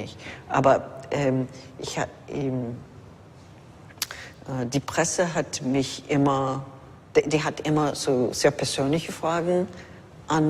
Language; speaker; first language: German; non-native, fluent; English